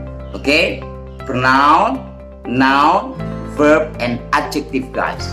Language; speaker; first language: English; non-native, learner; Indonesian